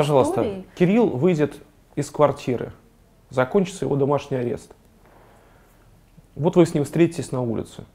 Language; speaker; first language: Russian; native; Russian